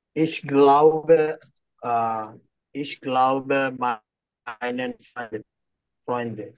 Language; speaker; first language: German; non-native, learner; Bangla